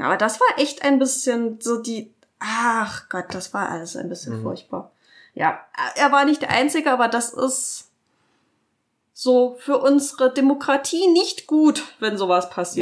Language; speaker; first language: German; native; German